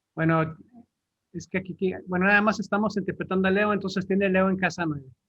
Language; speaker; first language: Spanish; native; Spanish